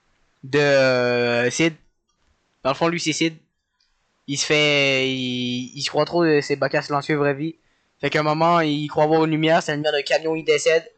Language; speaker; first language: French; native; French